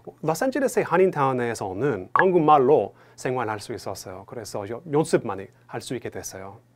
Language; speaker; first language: Korean; non-native, fluent; English